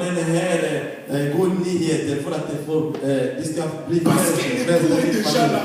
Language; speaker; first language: Swedish; non-native, fluent; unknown